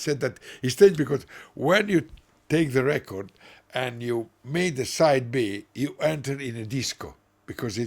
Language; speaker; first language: English; non-native, learner; Italian